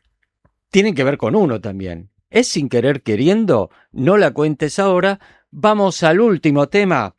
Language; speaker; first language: Spanish; native; Spanish